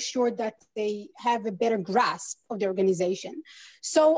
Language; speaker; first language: English; non-native, fluent; Hebrew